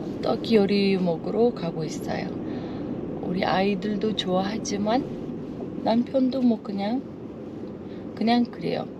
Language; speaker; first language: Korean; non-native, fluent; Uzbek